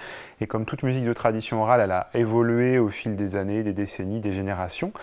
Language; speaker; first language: French; native; French